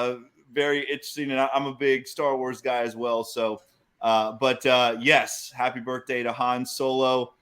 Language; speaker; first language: English; native; English